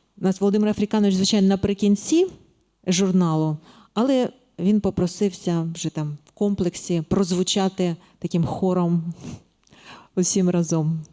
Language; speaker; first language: Ukrainian; native; Ukrainian